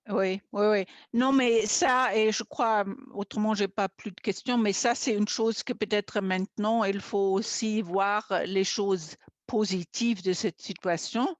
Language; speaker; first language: French; non-native, fluent; German